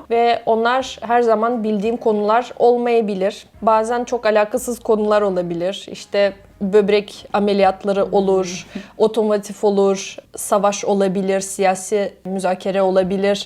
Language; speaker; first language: Turkish; non-native, fluent; Russian